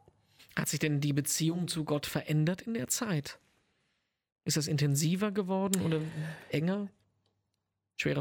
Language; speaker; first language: German; native; German